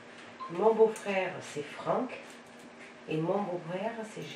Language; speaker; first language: French; native; French